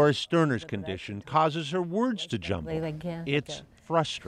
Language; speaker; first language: English; native; English